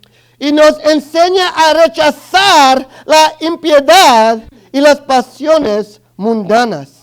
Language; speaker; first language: Spanish; early bilingual, other home language; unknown